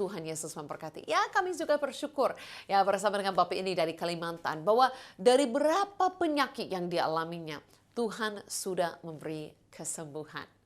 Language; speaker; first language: Indonesian; non-native, fluent; English